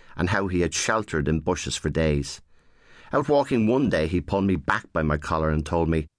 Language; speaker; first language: English; native; English